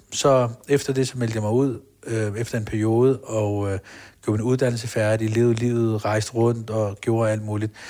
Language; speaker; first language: Danish; early bilingual, other home language; Urdu